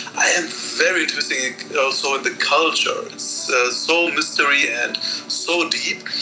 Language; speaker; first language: English; non-native, fluent; Arabic